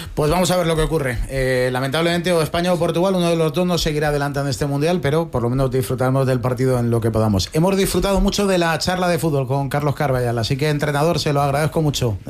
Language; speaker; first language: Spanish; native; Spanish